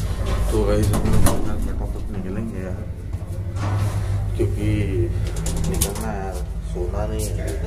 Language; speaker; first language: Hindi; native; Hindi